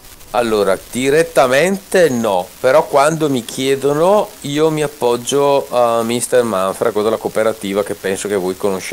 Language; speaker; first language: Italian; native; Italian